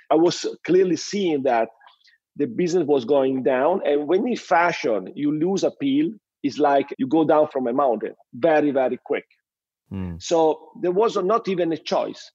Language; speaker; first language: English; non-native, fluent; Italian